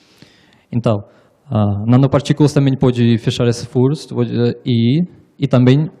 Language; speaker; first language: Portuguese; non-native, learner; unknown